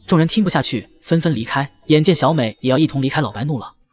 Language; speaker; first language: Chinese; native; Chinese